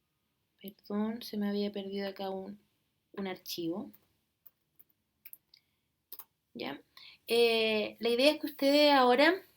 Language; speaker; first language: Spanish; native; Spanish